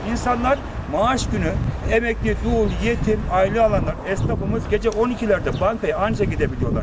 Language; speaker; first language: Turkish; native; Turkish